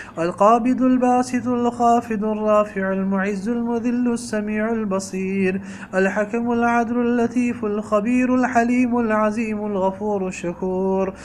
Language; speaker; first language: Arabic; non-native, fluent; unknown